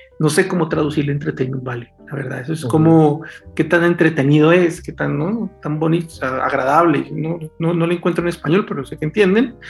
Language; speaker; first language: Spanish; native; Spanish